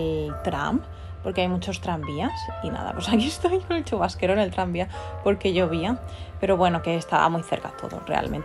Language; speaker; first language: Spanish; native; Spanish